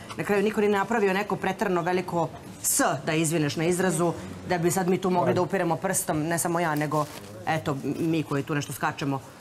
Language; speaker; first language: Serbian; native; Serbian